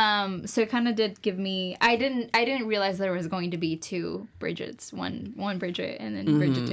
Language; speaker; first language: English; native; English